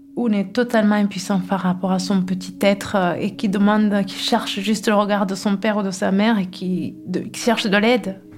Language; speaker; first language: French; non-native, local second language; Kinyarwanda